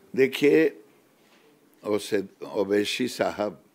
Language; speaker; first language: Hindi; native; Hindi